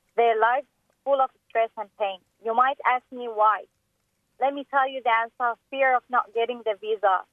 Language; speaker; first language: English; non-native, fluent; Persian